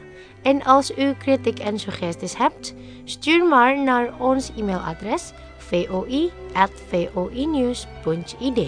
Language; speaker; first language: Dutch; non-native, fluent; Indonesian